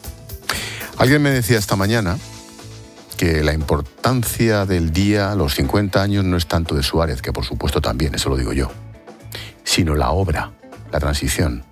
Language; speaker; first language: Spanish; native; Spanish